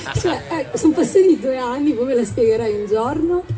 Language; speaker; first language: Italian; native; Italian